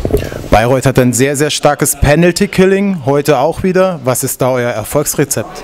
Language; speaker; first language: German; native; German